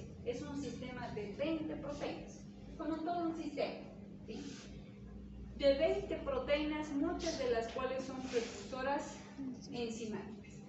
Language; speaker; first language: Spanish; native; Spanish